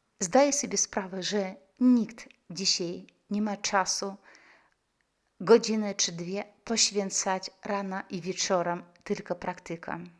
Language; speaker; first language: Polish; non-native, fluent; Russian